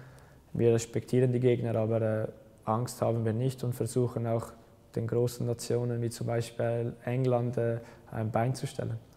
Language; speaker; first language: German; early bilingual, other home language; Albanian